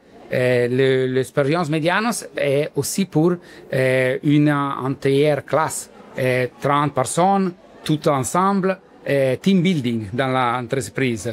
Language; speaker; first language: French; non-native, learner; Italian